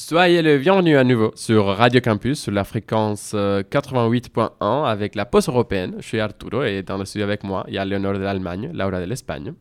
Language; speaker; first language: French; non-native, fluent; Spanish